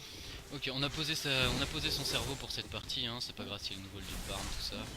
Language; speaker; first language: French; native; French